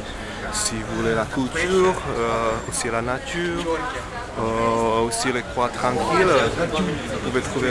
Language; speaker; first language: French; non-native, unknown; Slovak